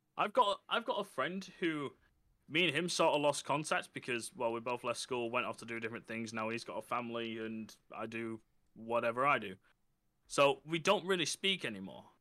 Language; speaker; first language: English; native; English